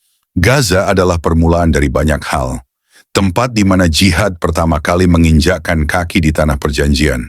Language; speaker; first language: Indonesian; native; Indonesian